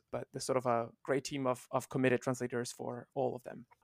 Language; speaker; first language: English; non-native, fluent; Italian